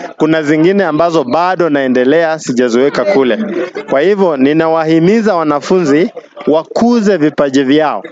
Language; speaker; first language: Swahili; non-native, local second language; Luyia